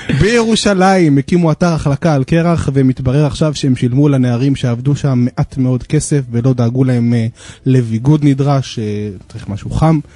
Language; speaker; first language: Hebrew; native; Hebrew